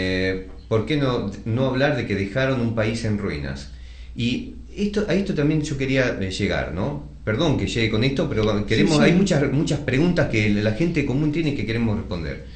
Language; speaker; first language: Spanish; native; Spanish